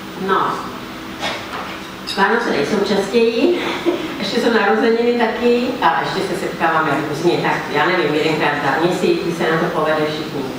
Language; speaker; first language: Czech; non-native, fluent; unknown